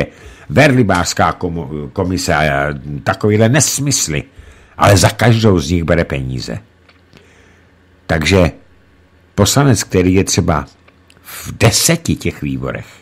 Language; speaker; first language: Czech; native; Czech